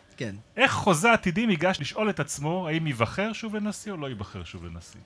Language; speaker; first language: Hebrew; native; Hebrew